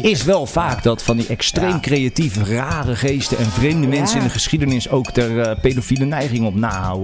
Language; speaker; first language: Dutch; native; Dutch